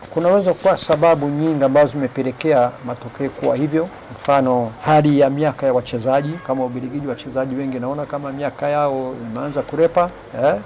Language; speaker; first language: Swahili; non-native, local second language; Rundi